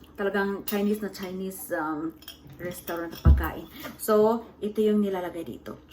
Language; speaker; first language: Filipino; non-native, local second language; Cebuano